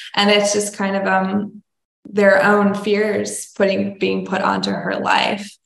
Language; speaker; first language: English; native; English